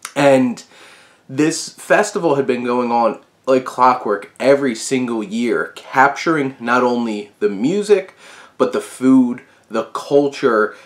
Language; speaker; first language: English; native; English